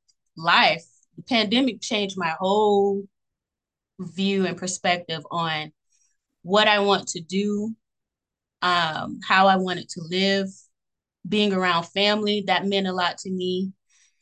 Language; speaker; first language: English; native; English